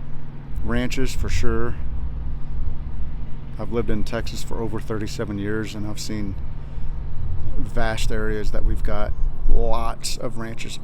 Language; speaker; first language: English; native; English